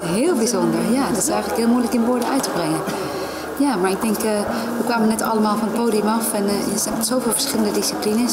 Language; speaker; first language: Dutch; native; Dutch